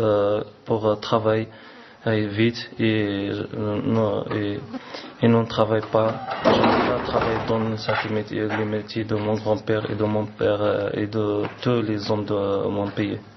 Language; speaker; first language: French; non-native, learner; Arabic